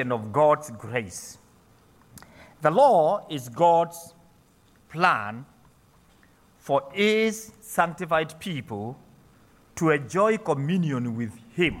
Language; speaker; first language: English; non-native, local second language; Kikuyu